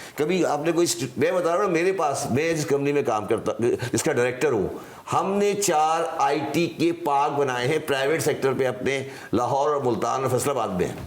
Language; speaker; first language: Urdu; native; Urdu